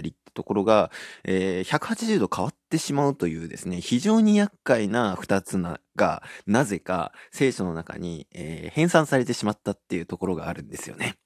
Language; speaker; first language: Japanese; native; Japanese